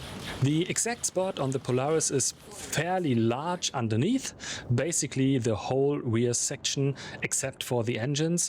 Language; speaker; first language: English; non-native, fluent; German